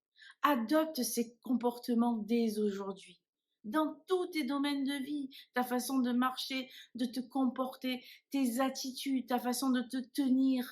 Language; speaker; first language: French; native; French